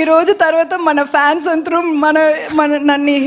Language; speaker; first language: Telugu; non-native, local second language; Tamil